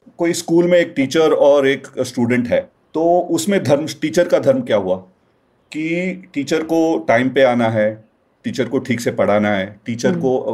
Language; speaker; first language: Hindi; non-native, local second language; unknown